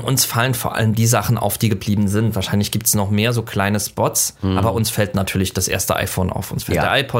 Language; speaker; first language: German; native; German